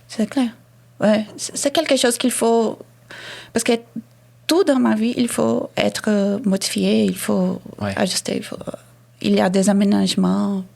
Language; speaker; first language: French; non-native, fluent; Portuguese